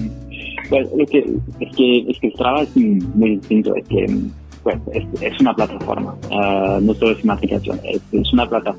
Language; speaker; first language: Spanish; non-native, fluent; French